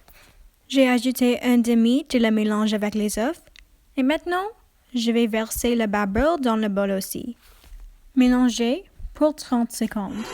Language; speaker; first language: French; non-native, learner; English